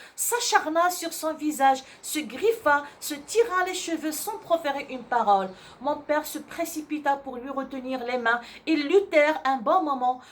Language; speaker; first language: French; non-native, local second language; Arabic